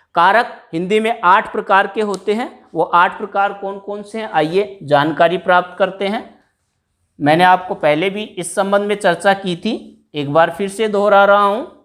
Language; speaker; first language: Hindi; native; Hindi